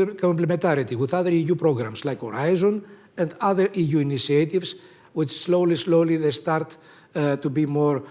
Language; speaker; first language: English; non-native, fluent; Greek